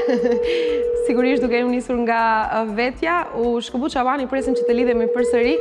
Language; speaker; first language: Albanian; native; Albanian